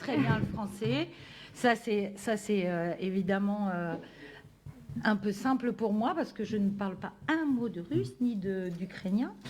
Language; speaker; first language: French; native; French